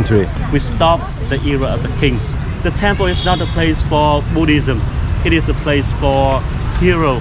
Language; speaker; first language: English; non-native, fluent; Vietnamese